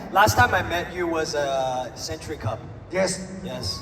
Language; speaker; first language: English; non-native, fluent; Chinese